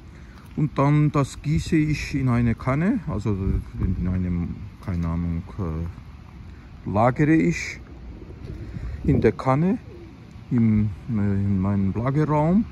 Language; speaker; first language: German; non-native, fluent; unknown